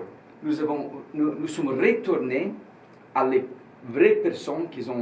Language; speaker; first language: French; non-native, learner; Italian